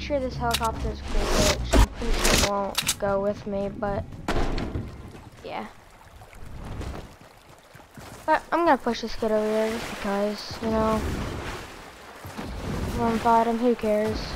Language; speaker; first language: English; native; English